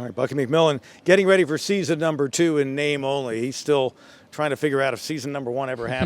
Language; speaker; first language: English; native; English